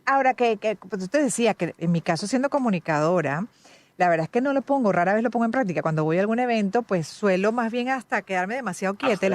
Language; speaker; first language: Spanish; native; Spanish